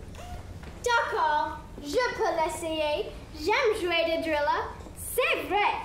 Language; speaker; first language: French; non-native, learner; English